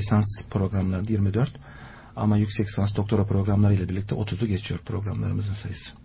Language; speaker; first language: Turkish; native; Turkish